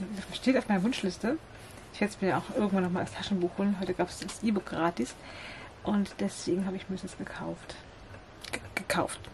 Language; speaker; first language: German; native; German